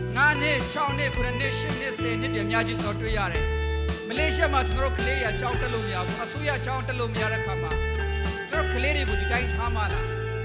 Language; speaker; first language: Burmese; non-native, local second language; Hakha Chin